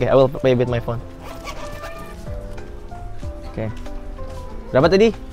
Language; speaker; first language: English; non-native, fluent; Indonesian